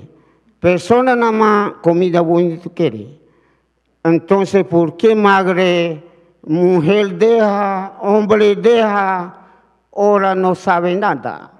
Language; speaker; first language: Spanish; non-native, learner; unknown